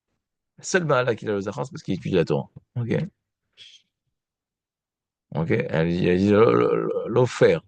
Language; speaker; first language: French; native; French